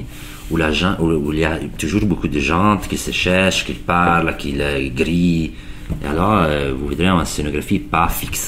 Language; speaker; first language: French; non-native, learner; Italian